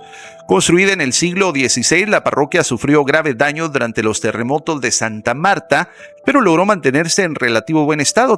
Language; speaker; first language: Spanish; native; Spanish